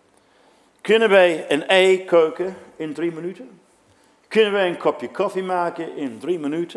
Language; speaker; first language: Dutch; non-native, fluent; English